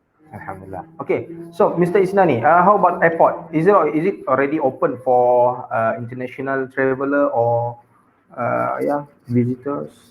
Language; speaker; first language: English; non-native, local second language; Malay